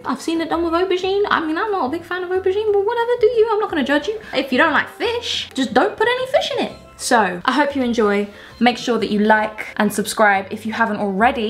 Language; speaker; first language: English; early bilingual, other home language; French